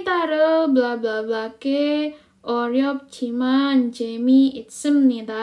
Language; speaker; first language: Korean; non-native, fluent; Indonesian